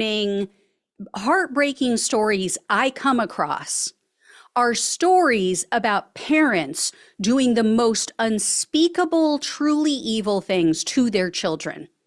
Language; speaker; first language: English; native; English